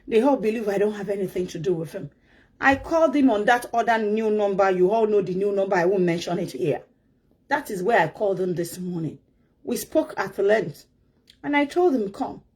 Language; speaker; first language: English; non-native, local second language; Yoruba